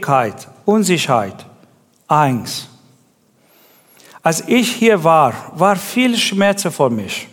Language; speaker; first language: German; non-native, learner; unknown